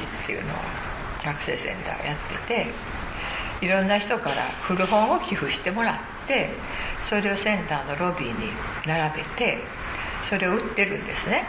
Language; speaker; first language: Japanese; native; Japanese